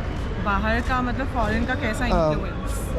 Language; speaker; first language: Hindi; native; Hindi